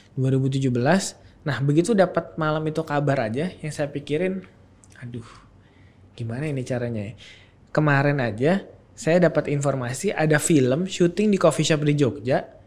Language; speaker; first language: Indonesian; native; Indonesian